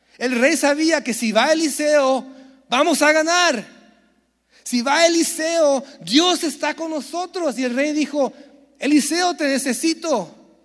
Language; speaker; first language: Spanish; early bilingual, heritage; Spanish